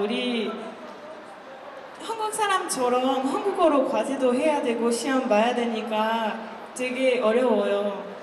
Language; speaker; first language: Korean; non-native, learner; French